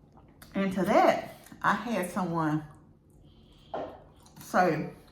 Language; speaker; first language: English; native; English